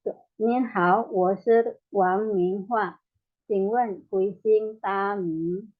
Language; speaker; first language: Chinese; non-native, learner; Indonesian